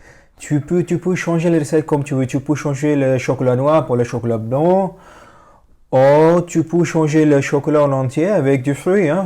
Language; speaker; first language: French; non-native, fluent; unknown